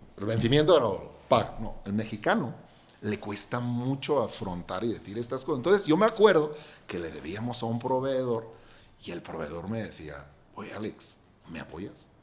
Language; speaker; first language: Spanish; non-native, local second language; Catalan